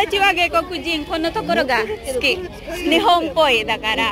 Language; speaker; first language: Japanese; non-native, learner; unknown